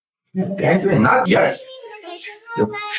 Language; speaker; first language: Chinese; native; Chinese